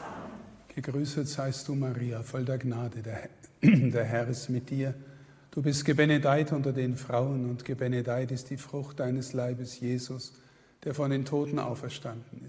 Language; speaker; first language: German; native; German